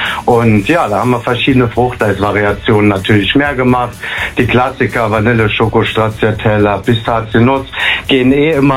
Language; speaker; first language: German; native; German